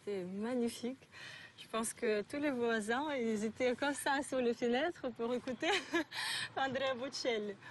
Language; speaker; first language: French; non-native, fluent; Russian